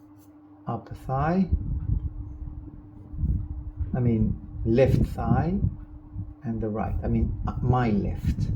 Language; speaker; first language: English; non-native, fluent; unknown